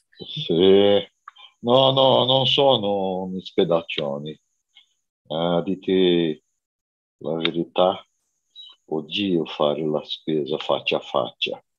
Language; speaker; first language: Italian; non-native, learner; Portuguese